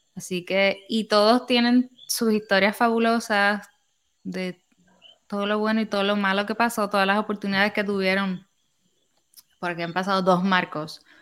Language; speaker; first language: Spanish; native; Spanish